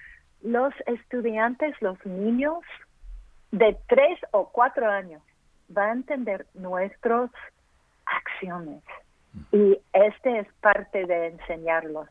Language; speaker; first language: Spanish; early bilingual, heritage; English